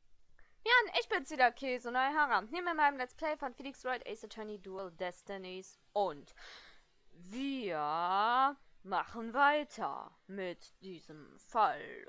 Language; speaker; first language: German; native; German